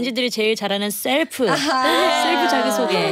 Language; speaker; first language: Korean; native; Korean